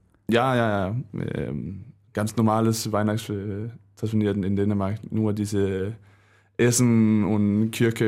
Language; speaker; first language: German; non-native, learner; Danish